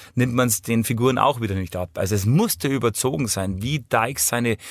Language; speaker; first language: German; native; German